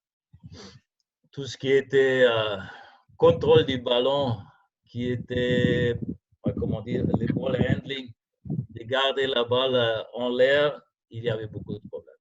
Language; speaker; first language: French; non-native, fluent; German